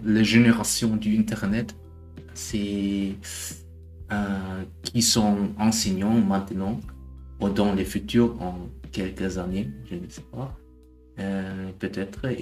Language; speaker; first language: French; non-native, learner; German